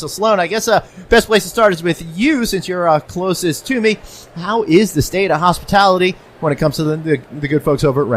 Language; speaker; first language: English; native; English